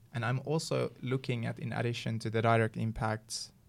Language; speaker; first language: English; non-native, fluent; Finnish